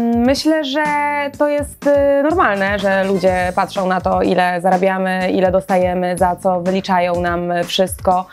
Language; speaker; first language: Polish; native; Polish